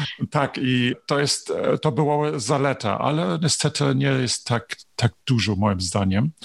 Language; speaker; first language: Polish; non-native, learner; German